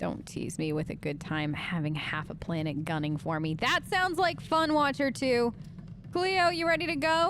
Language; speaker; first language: English; native; English